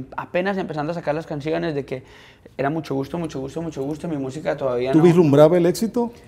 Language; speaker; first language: Spanish; native; Spanish